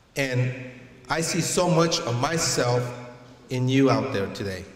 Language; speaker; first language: English; early bilingual, other home language; Spanish